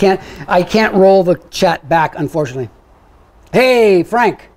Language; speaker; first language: English; native; English